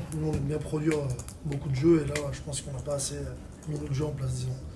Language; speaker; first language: French; native; French